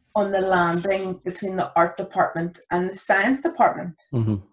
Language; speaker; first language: English; native; English